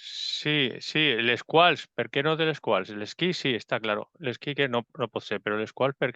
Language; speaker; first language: Catalan; non-native, local second language; Spanish